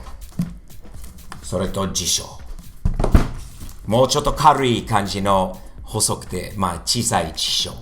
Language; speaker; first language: Japanese; non-native, fluent; English